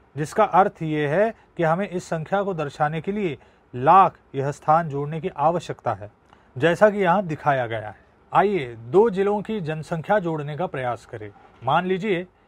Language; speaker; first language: Hindi; non-native, local second language; Marathi